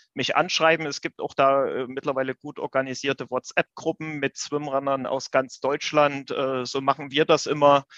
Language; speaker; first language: German; native; German